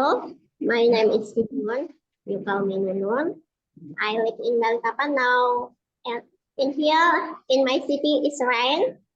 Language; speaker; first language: English; non-native, learner; Indonesian